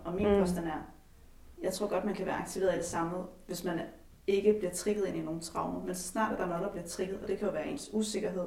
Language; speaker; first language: Danish; native; Danish